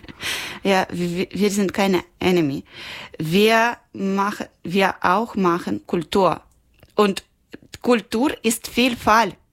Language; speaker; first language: German; non-native, learner; Ukrainian